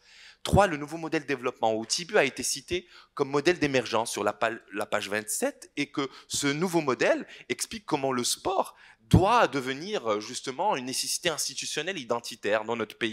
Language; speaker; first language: French; non-native, local second language; Arabic